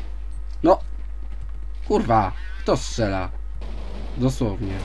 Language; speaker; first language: Polish; native; Polish